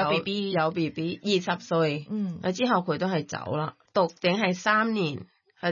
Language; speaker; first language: Cantonese; non-native, learner; Thai